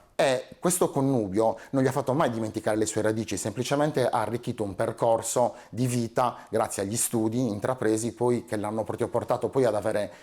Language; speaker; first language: Italian; native; Italian